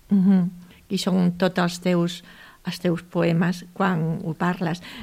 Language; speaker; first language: Catalan; native; Catalan